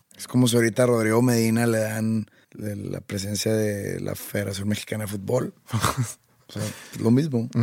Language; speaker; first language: Spanish; native; Spanish